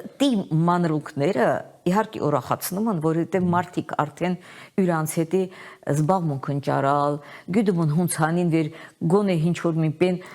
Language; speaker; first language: Armenian; native; Armenian